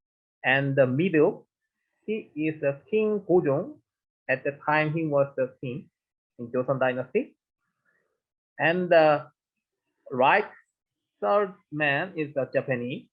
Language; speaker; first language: English; non-native, learner; Korean